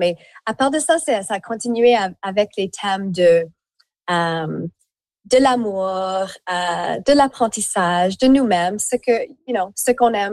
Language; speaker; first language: French; non-native, local second language; English